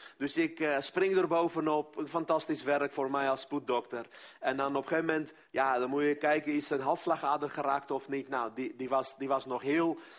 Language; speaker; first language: Dutch; non-native, fluent; Armenian